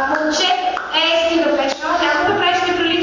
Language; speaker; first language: Bulgarian; native; Bulgarian